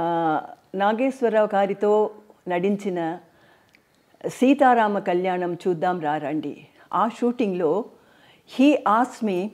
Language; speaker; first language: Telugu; non-native, learner; Tamil